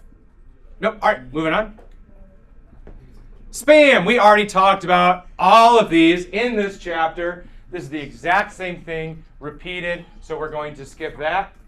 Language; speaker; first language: English; native; English